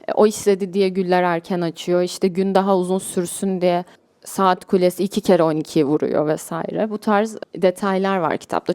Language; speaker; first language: Turkish; native; Turkish